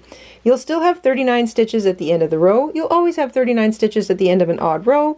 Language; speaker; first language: English; native; English